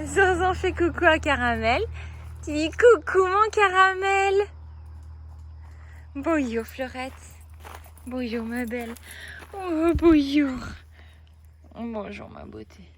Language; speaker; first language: French; native; French